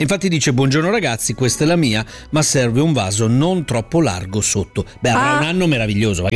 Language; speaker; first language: Italian; native; Italian